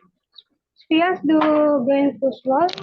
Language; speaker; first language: German; non-native, learner; Indonesian